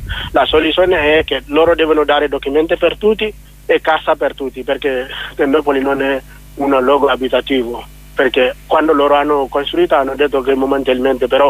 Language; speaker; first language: Italian; non-native, learner; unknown